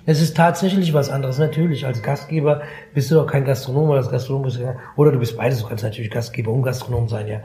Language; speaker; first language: German; early bilingual, other home language; Arabic